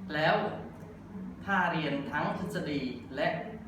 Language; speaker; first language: Thai; non-native, learner; Khmer